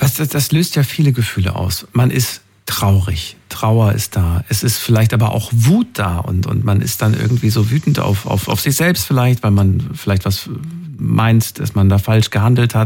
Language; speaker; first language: German; native; German